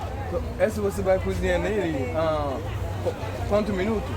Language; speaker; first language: Portuguese; non-native, learner; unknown